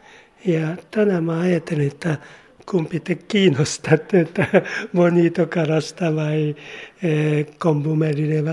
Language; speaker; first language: Finnish; non-native, learner; Japanese